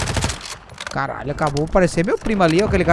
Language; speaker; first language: Portuguese; native; Portuguese